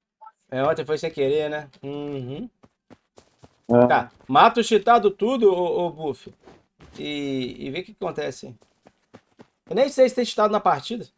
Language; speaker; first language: Portuguese; native; Portuguese